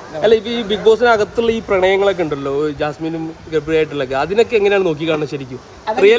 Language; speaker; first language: Malayalam; native; Malayalam